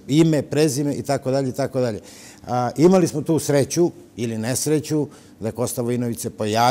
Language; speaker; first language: Serbian; native; Serbian